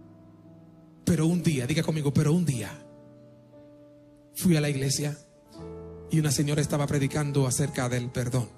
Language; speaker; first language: Spanish; non-native, fluent; Haitian Creole